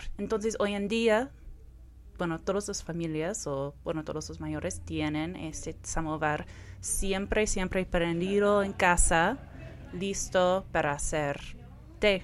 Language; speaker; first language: Spanish; non-native, fluent; English